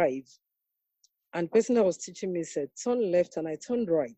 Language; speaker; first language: English; non-native, local second language; Yoruba